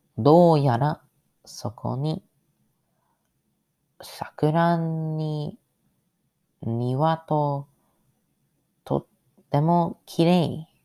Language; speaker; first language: Japanese; non-native, learner; English